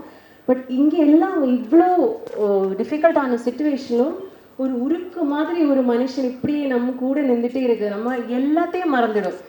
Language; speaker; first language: Tamil; non-native, learner; Malayalam